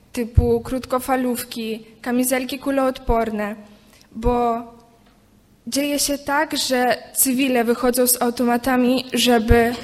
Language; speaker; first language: Polish; non-native, fluent; Ukrainian